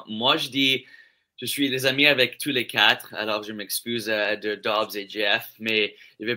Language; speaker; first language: French; non-native, local second language; English